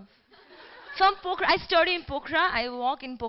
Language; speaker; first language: English; non-native, learner; Nepali